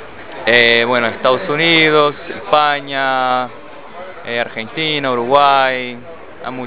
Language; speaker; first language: Spanish; non-native, fluent; Portuguese